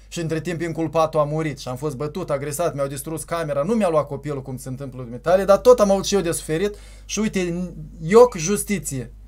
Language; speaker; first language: Romanian; native; Romanian